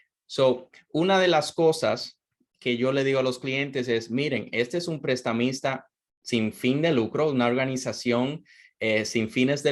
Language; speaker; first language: Spanish; non-native, fluent; English